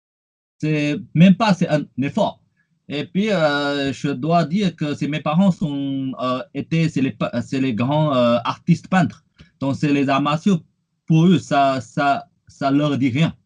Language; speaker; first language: French; non-native, fluent; Chinese